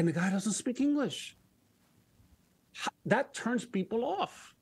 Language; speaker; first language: English; early bilingual, other home language; Spanish